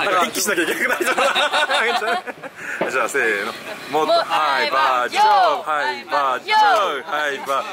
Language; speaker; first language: Japanese; native; Japanese